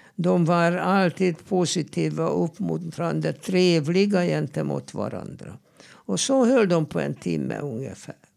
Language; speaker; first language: Swedish; non-native, fluent; Hungarian